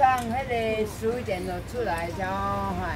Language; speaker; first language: Chinese; non-native, local second language; Min Nan Chinese